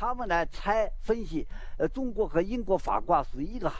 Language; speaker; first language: Chinese; native; Chinese